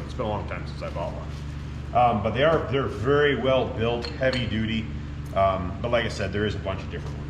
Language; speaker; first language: English; native; English